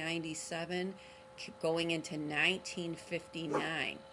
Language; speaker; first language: English; native; English